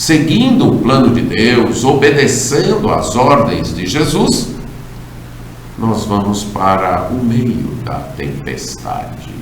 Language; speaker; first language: Portuguese; native; Portuguese